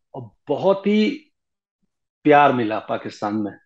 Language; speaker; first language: Hindi; native; Hindi